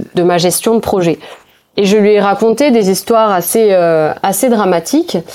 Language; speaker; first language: French; native; French